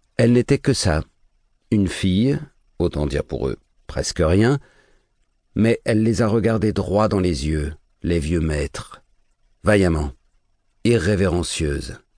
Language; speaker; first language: French; native; French